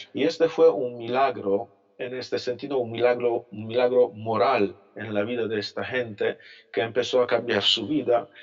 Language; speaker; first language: Spanish; non-native, fluent; Polish